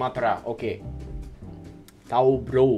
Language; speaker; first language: Indonesian; non-native, fluent; English